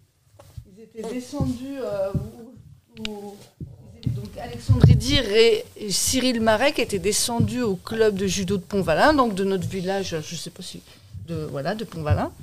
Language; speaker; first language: French; native; French